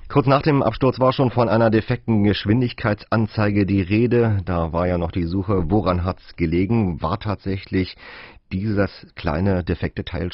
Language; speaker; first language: German; native; German